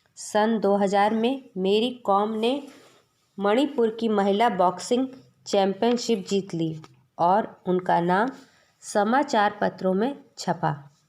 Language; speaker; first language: Hindi; native; Hindi